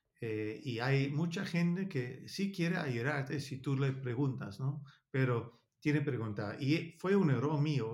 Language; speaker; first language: Spanish; non-native, learner; Danish